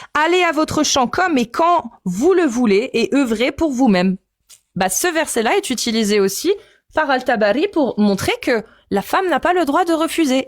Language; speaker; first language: French; native; French